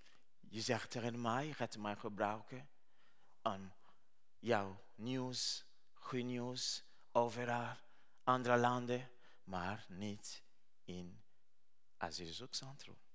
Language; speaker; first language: Dutch; non-native, learner; Rundi